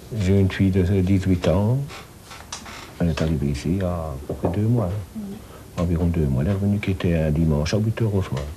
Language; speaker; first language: French; native; French